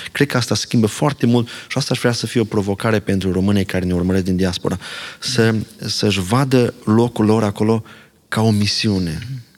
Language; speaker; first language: Romanian; non-native, local second language; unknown